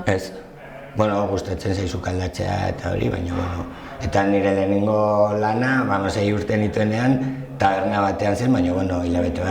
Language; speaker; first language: Basque; non-native, local second language; Spanish